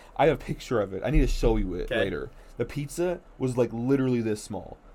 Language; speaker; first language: English; native; English